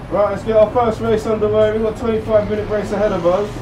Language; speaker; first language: English; native; English